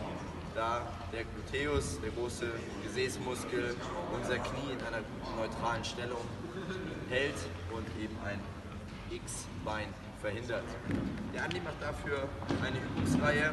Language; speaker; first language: German; native; German